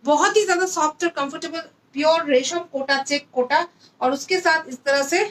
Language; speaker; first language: Hindi; non-native, local second language; Bangla